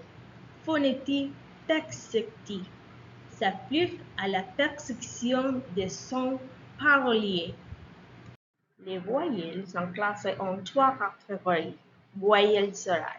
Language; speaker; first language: French; non-native, learner; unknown